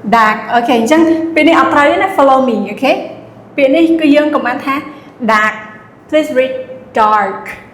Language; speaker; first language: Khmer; native; Khmer